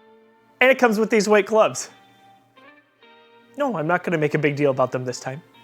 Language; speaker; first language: English; native; English